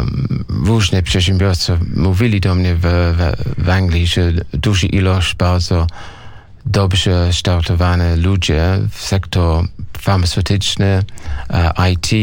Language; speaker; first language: Polish; non-native, learner; English